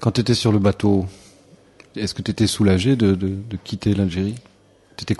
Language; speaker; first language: French; native; French